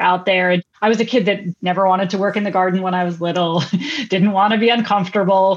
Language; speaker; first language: English; native; English